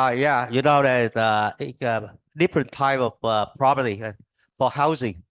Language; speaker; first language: English; non-native, learner; Vietnamese